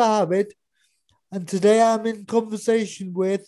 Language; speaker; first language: English; native; English